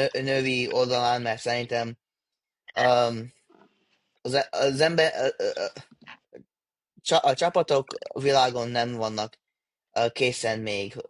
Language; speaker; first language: Hungarian; early bilingual, heritage; English